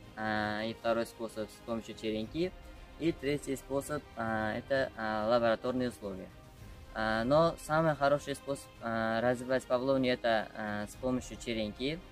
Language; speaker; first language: Russian; non-native, local second language; Uzbek